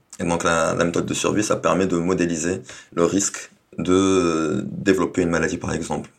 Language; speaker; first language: French; non-native, local second language; Arabic